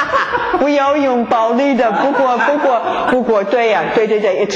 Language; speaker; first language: Chinese; non-native, fluent; English